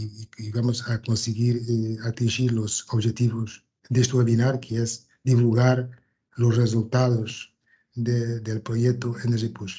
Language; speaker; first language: Spanish; non-native, fluent; Portuguese